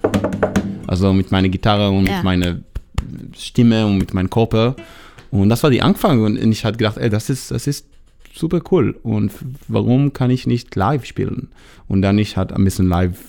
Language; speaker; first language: German; non-native, learner; Hebrew